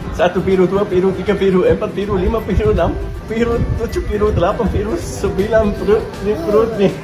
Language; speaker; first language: Indonesian; non-native, learner; English